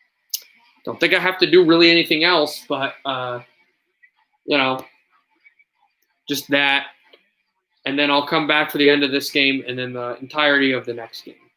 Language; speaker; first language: English; native; English